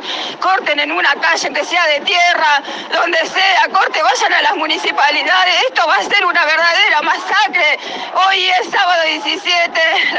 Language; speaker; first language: Spanish; native; Spanish